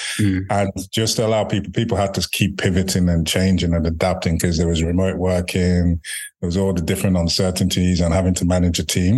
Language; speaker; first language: English; native; English